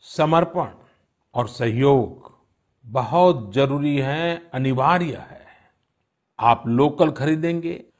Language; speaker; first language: Hindi; non-native, local second language; Gujarati